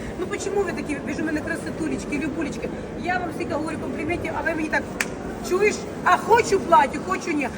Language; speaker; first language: Ukrainian; non-native, local second language; Russian